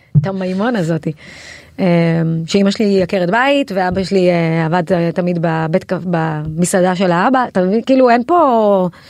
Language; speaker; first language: Hebrew; native; Hebrew